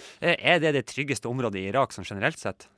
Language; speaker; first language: Norwegian; native; Norwegian